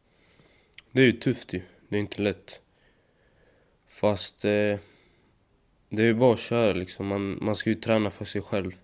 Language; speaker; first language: Swedish; native; Swedish